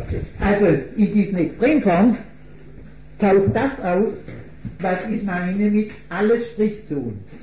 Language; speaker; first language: German; native; German